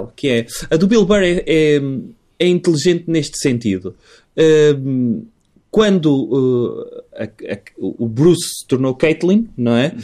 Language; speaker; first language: Portuguese; native; Portuguese